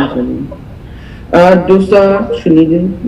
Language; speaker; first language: Persian; early bilingual, heritage; Persian